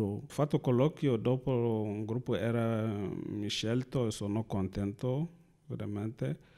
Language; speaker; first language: Italian; non-native, learner; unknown